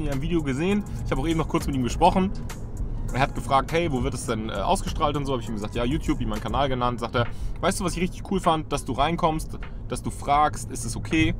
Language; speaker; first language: German; native; German